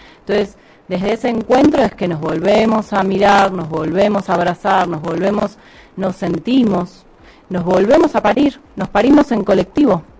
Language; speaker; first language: Spanish; native; Spanish